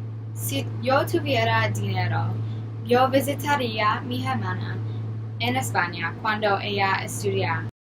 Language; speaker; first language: Spanish; non-native, learner; English